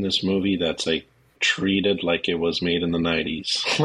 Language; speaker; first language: English; native; English